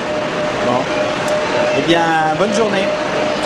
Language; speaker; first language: French; native; French